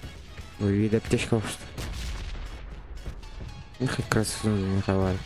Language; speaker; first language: Russian; non-native, local second language; Yakut